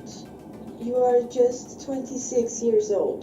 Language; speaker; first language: English; non-native, fluent; Bosnian